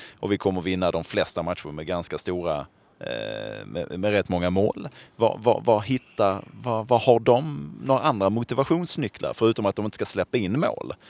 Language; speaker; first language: Swedish; native; Swedish